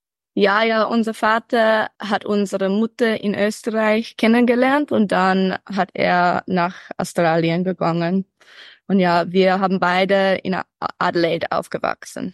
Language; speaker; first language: German; early bilingual, heritage; English